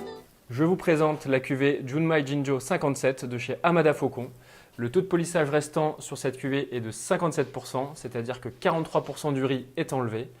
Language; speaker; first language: French; native; French